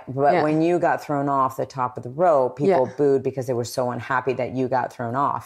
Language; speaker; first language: English; native; English